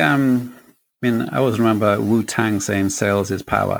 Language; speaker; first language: English; native; English